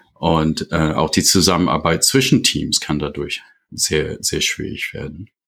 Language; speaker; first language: German; non-native, fluent; English